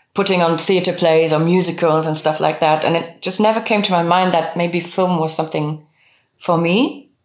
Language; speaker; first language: English; non-native, fluent; French